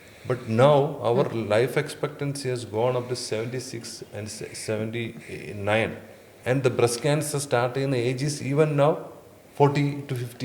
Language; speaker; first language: English; non-native, local second language; Malayalam